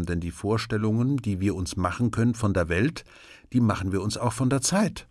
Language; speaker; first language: German; native; German